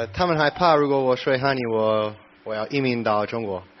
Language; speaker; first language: Chinese; non-native, learner; English